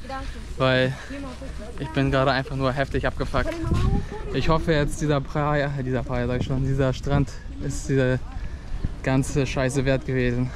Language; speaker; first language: German; native; German